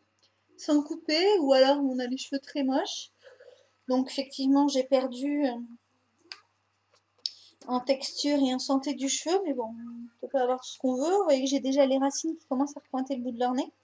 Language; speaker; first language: French; native; French